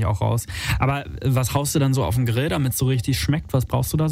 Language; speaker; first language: German; native; German